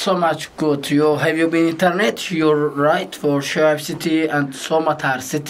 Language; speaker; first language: English; non-native, learner; Arabic